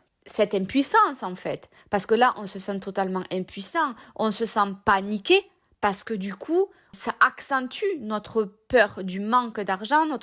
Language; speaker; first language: French; native; French